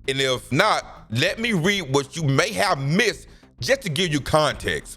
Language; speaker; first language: English; native; English